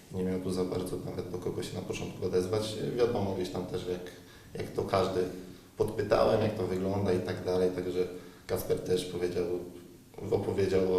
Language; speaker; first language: Polish; native; Polish